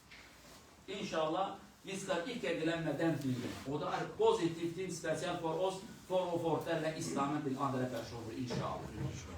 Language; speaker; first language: Norwegian; non-native, learner; Kurdish